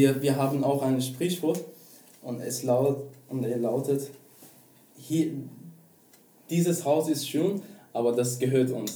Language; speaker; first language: German; non-native, learner; Persian